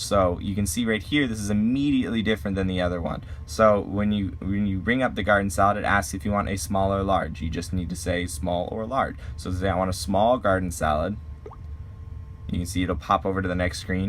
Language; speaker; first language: English; native; English